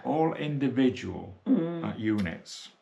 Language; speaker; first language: English; native; English